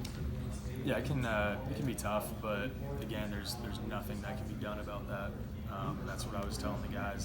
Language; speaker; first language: English; native; English